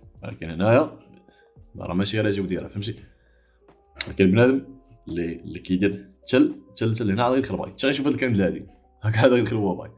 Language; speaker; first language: Arabic; native; Arabic